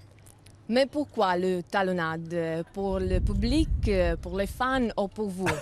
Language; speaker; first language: French; non-native, learner; Italian